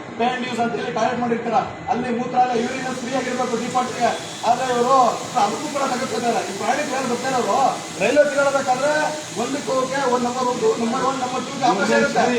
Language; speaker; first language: Kannada; native; Kannada